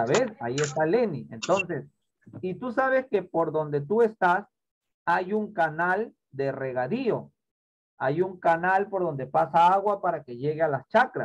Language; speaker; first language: Spanish; native; Spanish